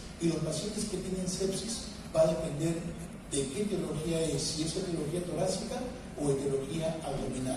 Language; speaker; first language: Spanish; native; Spanish